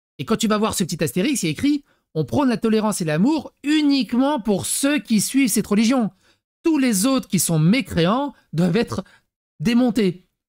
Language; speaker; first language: French; early bilingual, other home language; Serbian